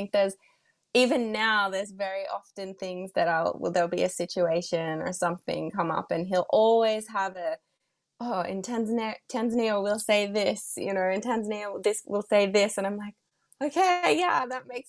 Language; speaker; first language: English; native; English